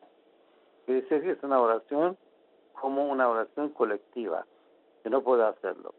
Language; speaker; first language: Spanish; non-native, fluent; Persian